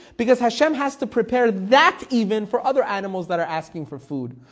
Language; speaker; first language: English; early bilingual, heritage; Persian